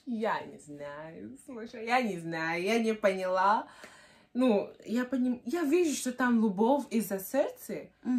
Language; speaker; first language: Russian; non-native, learner; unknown